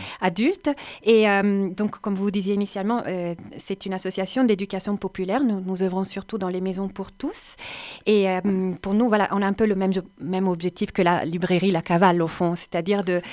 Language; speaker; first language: French; non-native, fluent; Italian